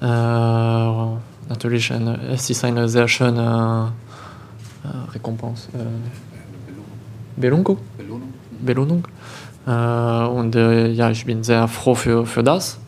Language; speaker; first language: German; non-native, learner; French